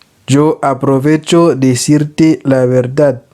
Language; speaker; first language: Spanish; non-native, learner; Haitian Creole